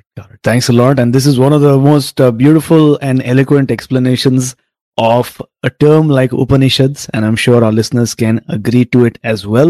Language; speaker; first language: English; non-native, local second language; Tamil